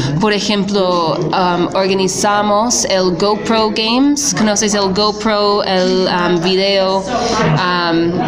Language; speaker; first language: Spanish; non-native, fluent; English